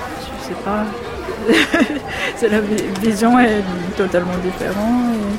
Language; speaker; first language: French; non-native, learner; Japanese